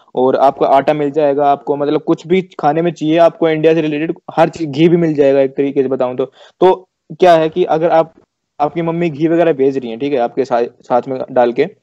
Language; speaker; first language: Hindi; native; Hindi